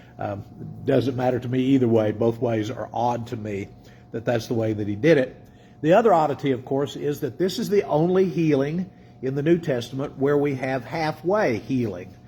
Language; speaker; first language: English; native; English